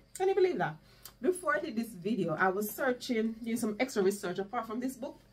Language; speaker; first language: English; non-native, local second language; Jamaican Creole English